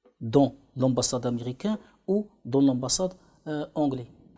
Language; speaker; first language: French; non-native, learner; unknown